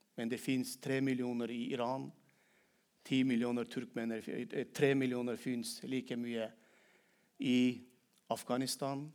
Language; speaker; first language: Norwegian; non-native, fluent; Turkmen